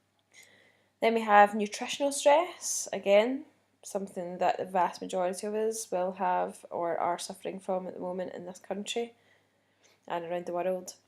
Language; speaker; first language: English; native; English